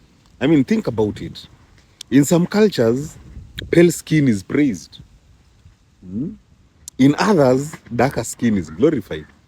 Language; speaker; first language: English; non-native, local second language; Swahili